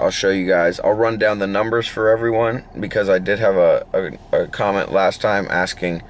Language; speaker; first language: English; native; English